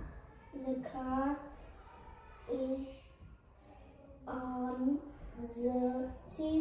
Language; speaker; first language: English; non-native, learner; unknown